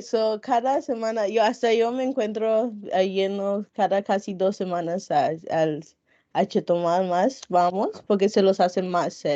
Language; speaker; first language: Spanish; non-native, local second language; English